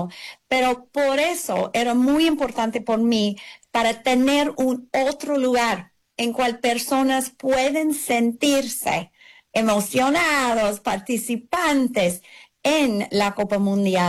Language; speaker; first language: Spanish; early bilingual, heritage; English